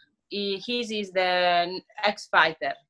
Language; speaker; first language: English; non-native, learner; Italian